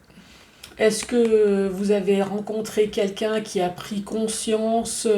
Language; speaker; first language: French; native; French